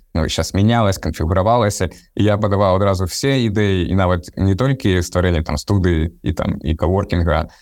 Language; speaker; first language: Belarusian; non-native, local second language; Russian